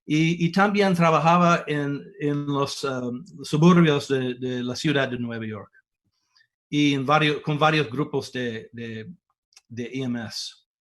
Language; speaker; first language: Spanish; non-native, fluent; English